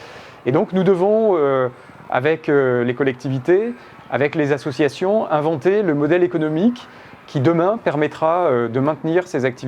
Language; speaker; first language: French; native; French